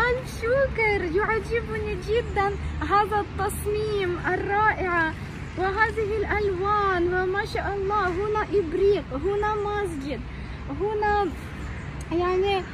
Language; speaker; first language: Arabic; non-native, fluent; Ukrainian